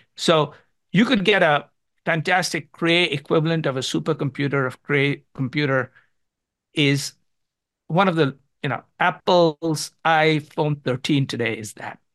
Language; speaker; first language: English; non-native, local second language; Gujarati